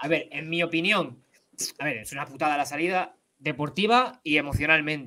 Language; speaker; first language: Spanish; native; Spanish